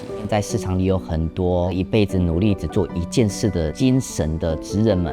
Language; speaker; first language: Chinese; native; Chinese